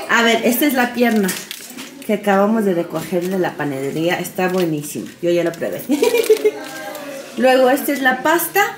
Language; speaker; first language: Spanish; non-native, fluent; English